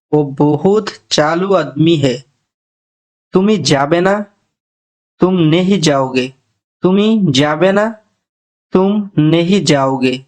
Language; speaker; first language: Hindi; non-native, fluent; Bangla